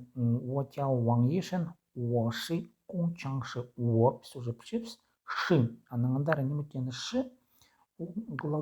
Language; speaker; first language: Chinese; non-native, learner; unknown